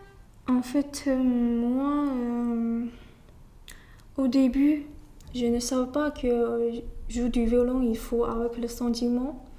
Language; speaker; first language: French; non-native, learner; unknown